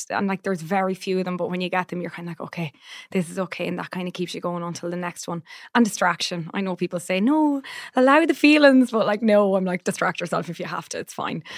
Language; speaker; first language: English; native; English